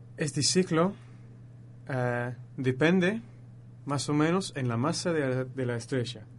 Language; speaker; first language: Spanish; non-native, fluent; English